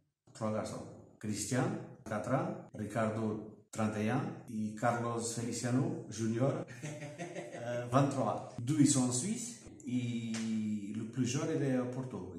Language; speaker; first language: French; non-native, fluent; Portuguese